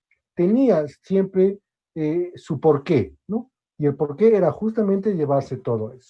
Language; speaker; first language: Spanish; native; Spanish